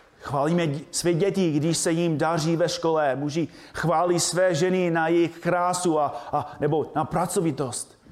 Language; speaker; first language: Czech; non-native, fluent; English